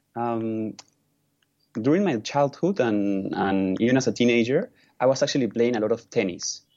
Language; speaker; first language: English; non-native, fluent; Spanish